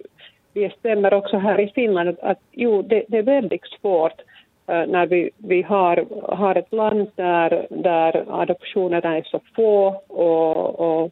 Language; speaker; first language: Swedish; non-native, local second language; Finnish